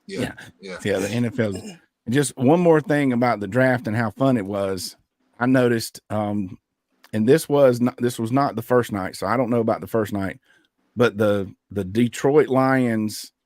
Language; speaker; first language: English; native; English